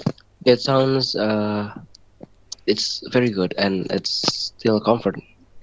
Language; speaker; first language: English; non-native, learner; Indonesian